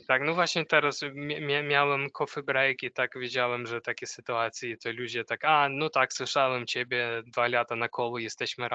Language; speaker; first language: Polish; non-native, fluent; Ukrainian